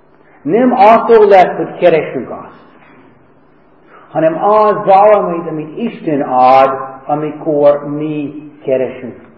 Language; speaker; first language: Hungarian; non-native, fluent; English